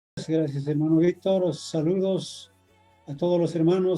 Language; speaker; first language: Spanish; native; Spanish